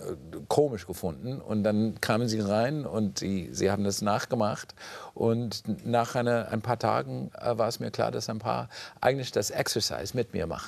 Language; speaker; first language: German; non-native, fluent; English